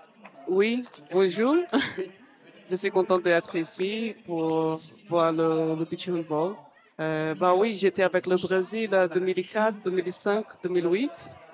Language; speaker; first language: French; non-native, fluent; Portuguese